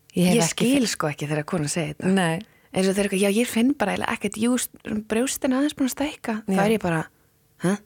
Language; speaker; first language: Icelandic; native; Icelandic